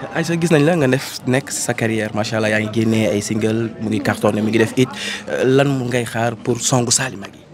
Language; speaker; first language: Wolof; native; Wolof